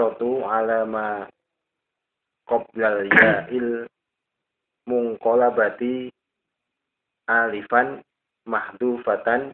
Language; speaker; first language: Arabic; non-native, learner; Indonesian